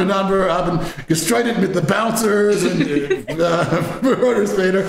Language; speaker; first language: German; non-native, learner; English